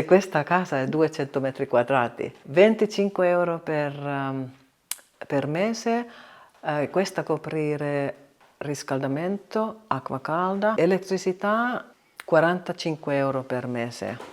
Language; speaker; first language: Italian; non-native, learner; Finnish